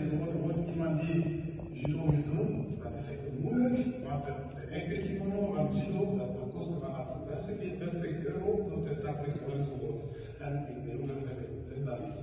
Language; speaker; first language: Dutch; non-native, learner; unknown